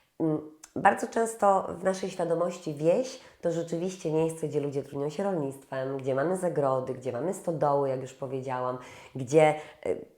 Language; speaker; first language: Polish; native; Polish